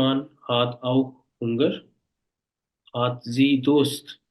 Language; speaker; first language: German; non-native, fluent; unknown